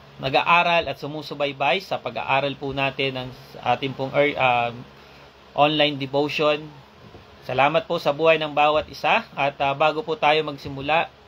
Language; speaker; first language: Filipino; native; Filipino